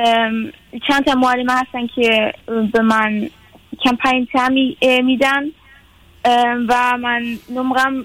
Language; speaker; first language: Persian; early bilingual, heritage; Persian